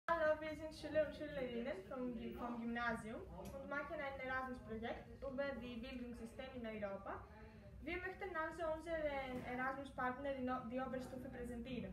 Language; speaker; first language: German; non-native, learner; Greek